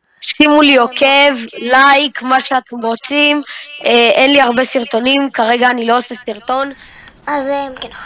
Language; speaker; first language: Hebrew; native; Hebrew